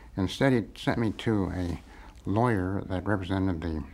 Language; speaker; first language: English; native; English